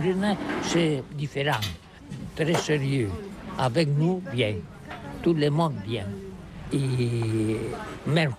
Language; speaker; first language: French; non-native, learner; Catalan